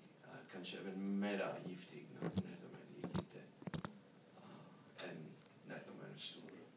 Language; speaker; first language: Swedish; non-native, learner; English